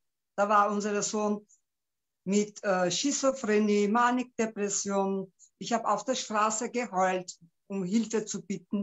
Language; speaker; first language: German; non-native, local second language; Turkish